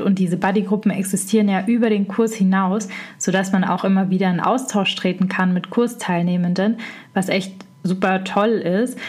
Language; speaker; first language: German; native; German